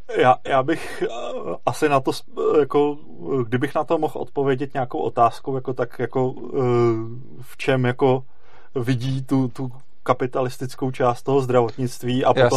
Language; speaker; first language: Czech; native; Czech